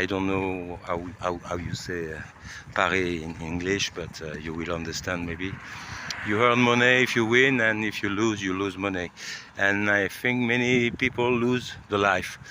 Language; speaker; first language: English; non-native, learner; French